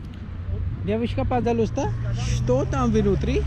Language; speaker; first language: Russian; non-native, learner; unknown